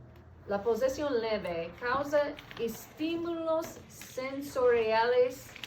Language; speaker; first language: Spanish; non-native, learner; English